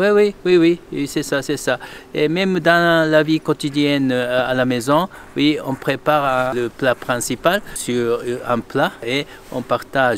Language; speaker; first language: French; non-native, fluent; Japanese